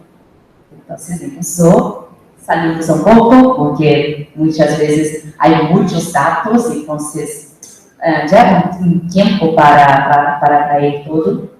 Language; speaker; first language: Spanish; non-native, fluent; Portuguese